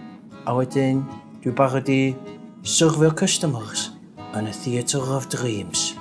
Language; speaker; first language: Welsh; native; Welsh